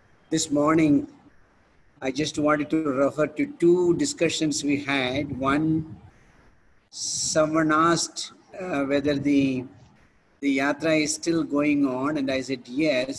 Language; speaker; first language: English; non-native, local second language; Hindi